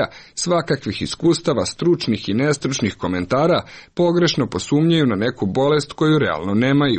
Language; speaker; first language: Serbian; native; Serbian